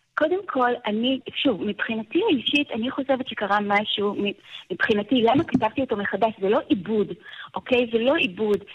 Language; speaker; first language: Hebrew; native; Hebrew